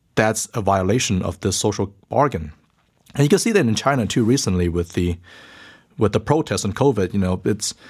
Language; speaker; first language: English; early bilingual, other home language; Chinese